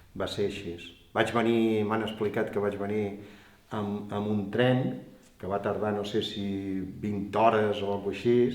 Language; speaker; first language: Catalan; non-native, local second language; Spanish